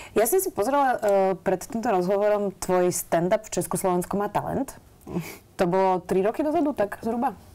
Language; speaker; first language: Slovak; native; Slovak